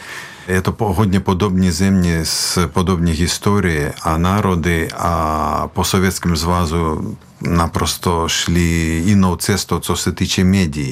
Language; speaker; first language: Czech; non-native, fluent; Belarusian